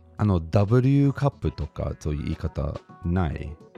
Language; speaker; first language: Japanese; non-native, fluent; English